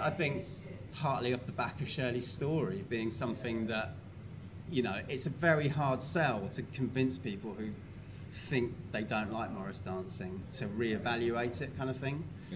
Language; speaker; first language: English; native; English